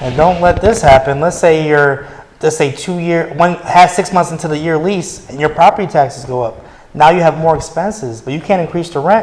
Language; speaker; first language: English; native; English